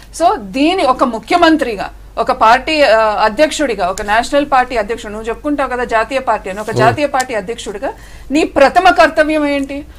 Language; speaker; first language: Telugu; native; Telugu